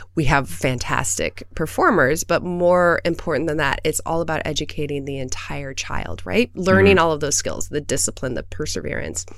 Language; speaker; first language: English; native; English